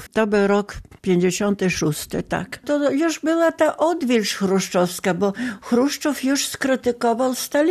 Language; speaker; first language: Polish; non-native, local second language; Ukrainian